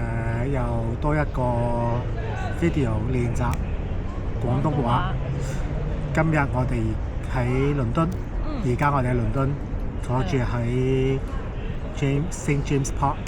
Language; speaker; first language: Cantonese; early bilingual, heritage; Cantonese